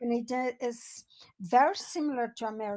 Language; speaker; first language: English; non-native, learner; Portuguese